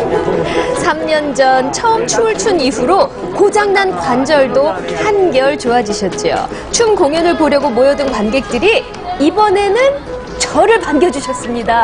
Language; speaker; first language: Korean; native; Korean